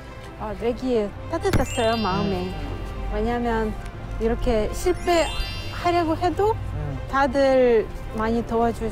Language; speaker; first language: Korean; non-native, fluent; Russian